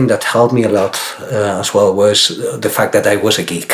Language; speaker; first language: English; non-native, fluent; Spanish